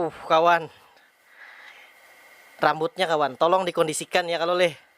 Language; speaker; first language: Indonesian; non-native, local second language; Banjar